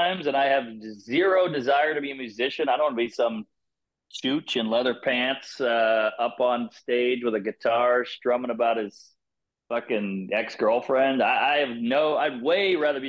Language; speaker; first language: English; native; English